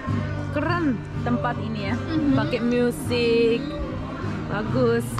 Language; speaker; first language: Indonesian; early bilingual, heritage; Indonesian